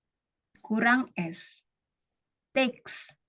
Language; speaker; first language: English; non-native, fluent; Indonesian